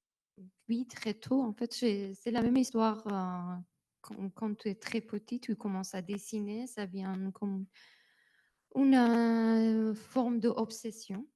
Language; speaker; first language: French; non-native, learner; Persian